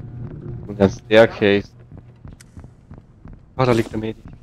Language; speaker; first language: German; native; German